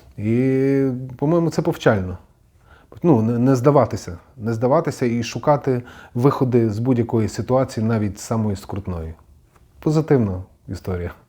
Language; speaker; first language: Ukrainian; native; Ukrainian